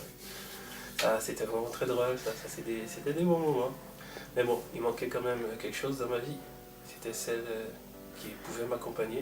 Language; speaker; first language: French; native; French